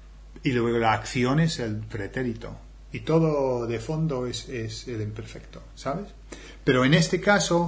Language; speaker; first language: Spanish; non-native, fluent; English